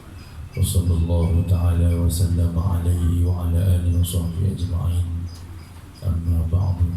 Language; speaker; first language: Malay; native; Malay